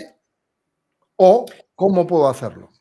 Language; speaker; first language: Spanish; native; Spanish